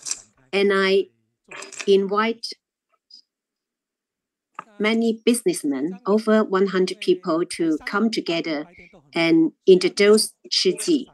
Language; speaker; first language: English; non-native, learner; Chinese